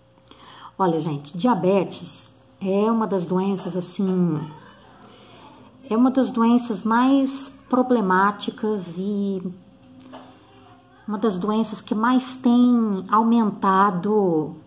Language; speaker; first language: Portuguese; native; Portuguese